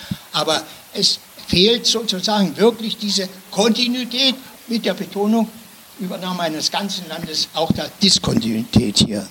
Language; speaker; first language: German; native; German